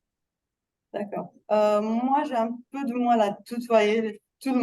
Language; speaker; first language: French; non-native, fluent; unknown